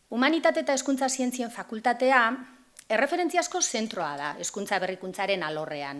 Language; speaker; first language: Basque; native; Basque